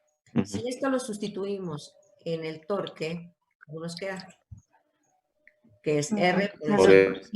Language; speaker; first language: Spanish; native; Spanish